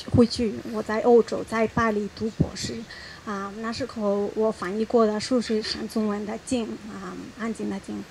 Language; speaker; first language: Chinese; non-native, fluent; Spanish